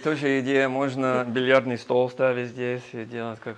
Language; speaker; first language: Russian; non-native, fluent; English